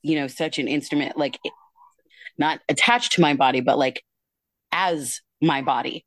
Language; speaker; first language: English; native; English